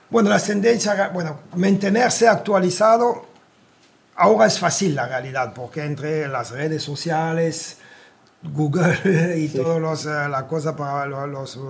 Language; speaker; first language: Spanish; non-native, fluent; French